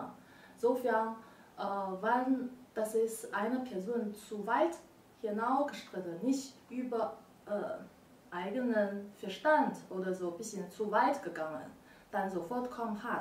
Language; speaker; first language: German; non-native, learner; Chinese